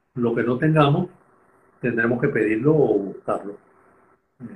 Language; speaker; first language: Spanish; native; Spanish